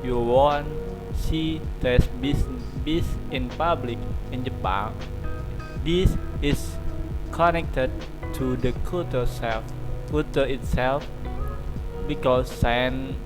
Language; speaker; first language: English; non-native, learner; Indonesian